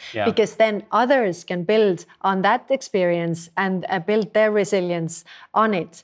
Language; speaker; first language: English; non-native, fluent; Estonian